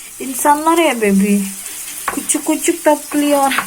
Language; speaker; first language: Turkish; non-native, learner; Indonesian